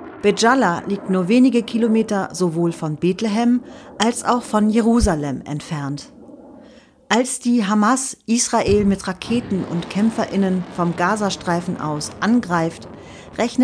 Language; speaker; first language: German; native; German